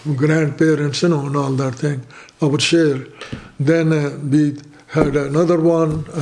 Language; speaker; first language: English; non-native, fluent; Punjabi